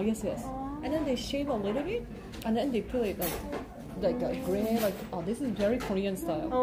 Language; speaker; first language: English; non-native, learner; Japanese